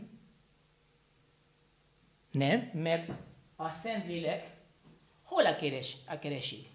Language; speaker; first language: Hungarian; non-native, fluent; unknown